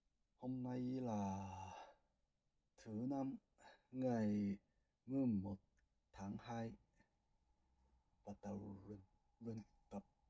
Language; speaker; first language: Vietnamese; non-native, learner; Japanese